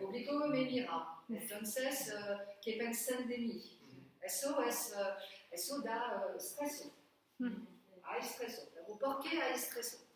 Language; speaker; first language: Spanish; non-native, learner; French